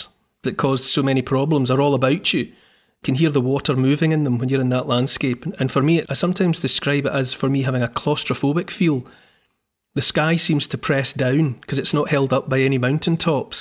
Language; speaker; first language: English; native; English